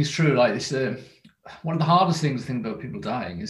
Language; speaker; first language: English; native; English